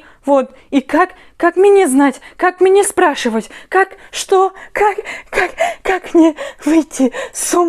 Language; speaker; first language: Russian; non-native, learner; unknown